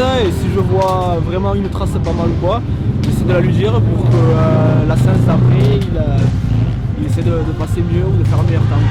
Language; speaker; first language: French; native; French